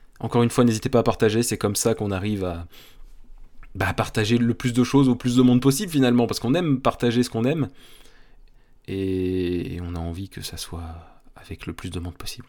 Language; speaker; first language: French; native; French